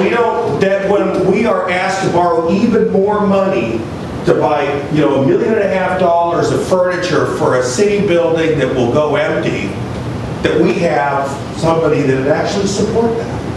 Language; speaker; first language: English; native; English